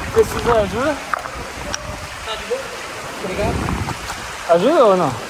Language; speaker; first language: Portuguese; early bilingual, heritage; English